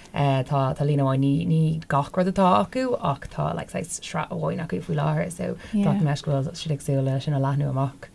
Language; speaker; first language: Irish; non-native, local second language; English